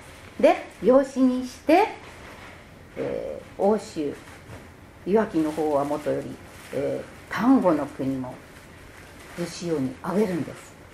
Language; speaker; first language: Japanese; native; Japanese